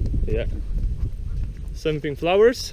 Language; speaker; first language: English; non-native, learner; Lithuanian